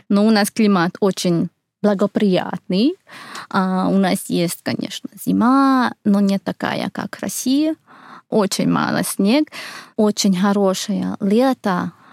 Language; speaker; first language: Russian; non-native, fluent; Hungarian